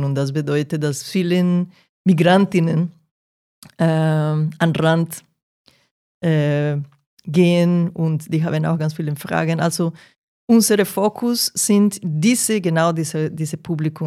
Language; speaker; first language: German; non-native, fluent; Portuguese